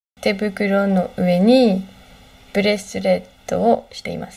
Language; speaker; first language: Japanese; non-native, learner; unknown